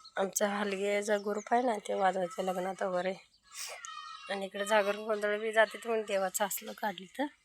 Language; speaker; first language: Marathi; non-native, local second language; Kannada